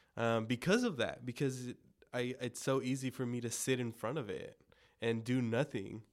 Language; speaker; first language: English; early bilingual, other home language; Spanish